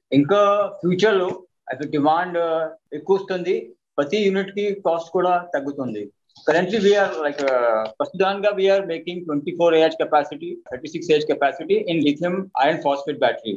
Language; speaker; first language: Telugu; non-native, local second language; Hindi